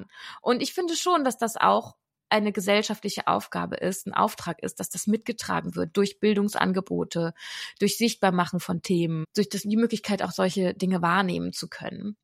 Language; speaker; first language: German; native; German